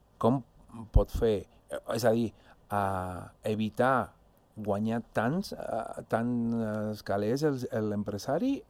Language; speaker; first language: Catalan; non-native, fluent; Spanish